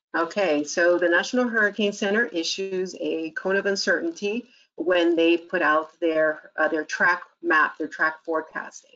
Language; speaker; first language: English; native; English